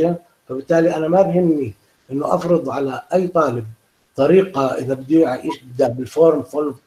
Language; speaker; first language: Arabic; native; Arabic